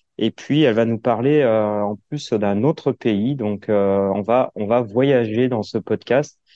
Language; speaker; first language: French; native; French